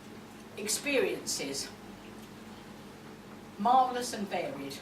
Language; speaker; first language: English; native; English